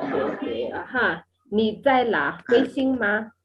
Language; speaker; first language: Chinese; non-native, learner; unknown